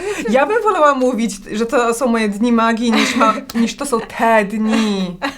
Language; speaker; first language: Polish; native; Polish